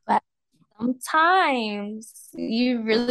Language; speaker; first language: English; native; English